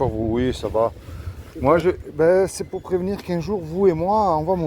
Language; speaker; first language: French; native; French